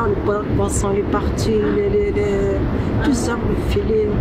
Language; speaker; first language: French; non-native, learner; Arabic